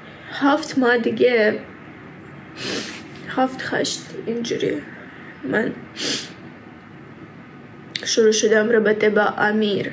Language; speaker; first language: Persian; early bilingual, heritage; Persian